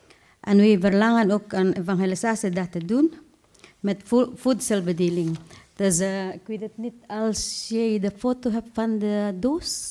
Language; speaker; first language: Dutch; non-native, fluent; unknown